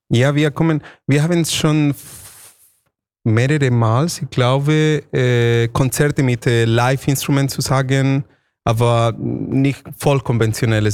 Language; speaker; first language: German; non-native, fluent; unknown